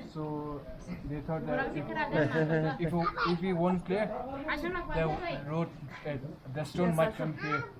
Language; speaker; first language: English; non-native, local second language; Nepali